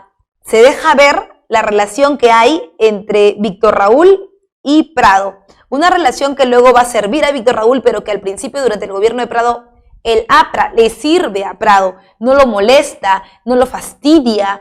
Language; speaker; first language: Spanish; native; Spanish